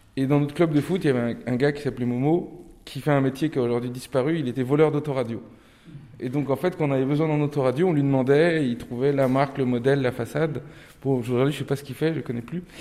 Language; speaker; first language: French; early bilingual, other home language; Turkish